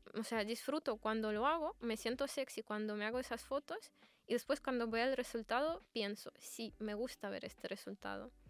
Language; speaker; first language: Spanish; non-native, fluent; Russian